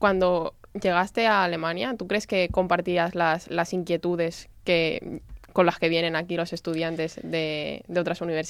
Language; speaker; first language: Spanish; native; Spanish